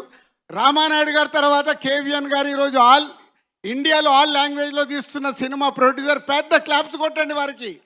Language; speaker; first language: Telugu; native; Telugu